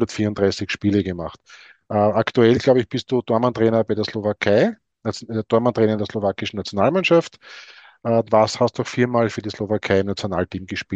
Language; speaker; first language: German; native; German